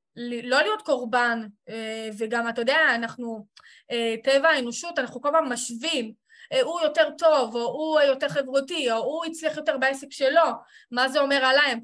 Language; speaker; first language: Hebrew; native; Hebrew